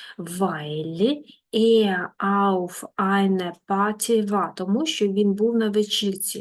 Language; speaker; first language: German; non-native, fluent; Ukrainian